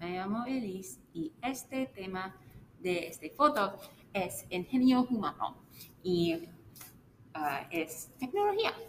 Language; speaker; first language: Spanish; non-native, learner; English